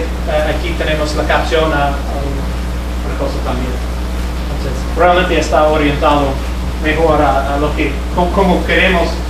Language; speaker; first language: Spanish; non-native, fluent; English